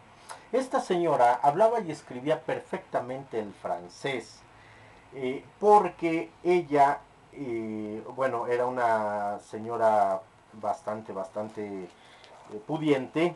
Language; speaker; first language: Spanish; native; Spanish